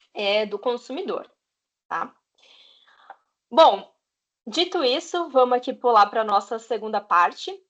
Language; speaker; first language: Portuguese; native; Portuguese